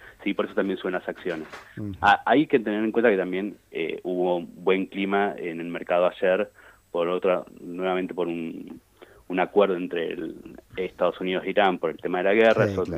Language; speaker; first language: Spanish; native; Spanish